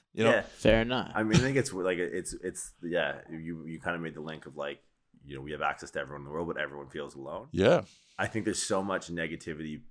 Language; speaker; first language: English; native; English